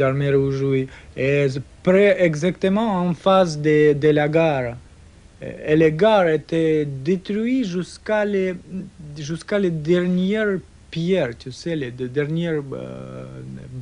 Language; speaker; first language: French; non-native, fluent; Russian